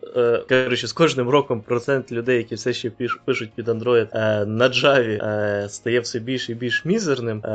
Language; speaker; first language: Ukrainian; non-native, local second language; Russian